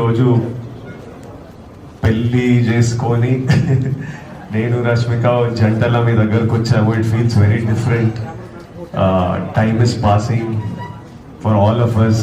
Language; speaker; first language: Telugu; native; Telugu